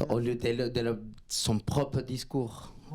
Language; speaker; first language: French; non-native, fluent; Spanish